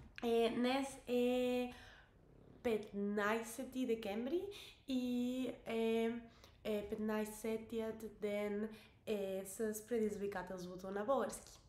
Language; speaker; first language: Bulgarian; non-native, learner; English